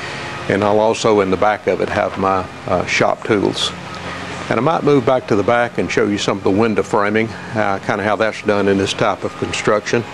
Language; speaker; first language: English; native; English